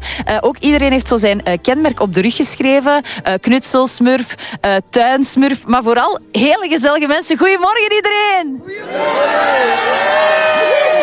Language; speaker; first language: Dutch; native; Dutch